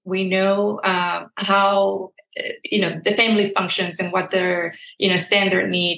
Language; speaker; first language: English; non-native, fluent; Spanish